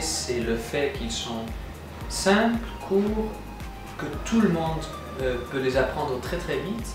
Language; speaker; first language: French; non-native, fluent; German